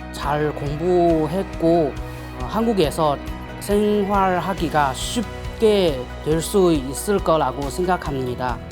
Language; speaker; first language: Korean; non-native, learner; Chinese